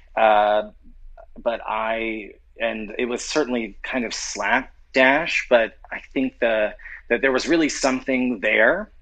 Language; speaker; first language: English; native; English